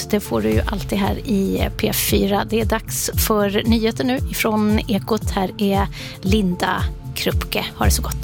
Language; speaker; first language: Swedish; native; Swedish